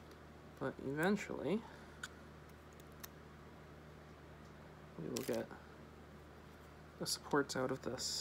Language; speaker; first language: English; native; English